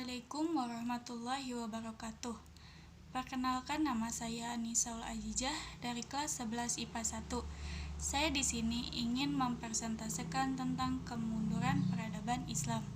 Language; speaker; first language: Indonesian; native; Indonesian